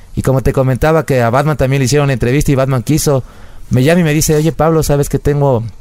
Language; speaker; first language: Spanish; native; Spanish